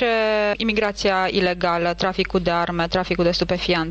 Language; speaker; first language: Romanian; native; Romanian